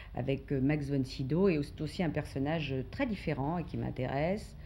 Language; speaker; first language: French; native; French